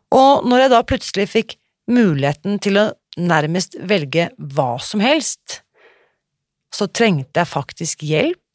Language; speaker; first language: Norwegian; early bilingual, other home language; German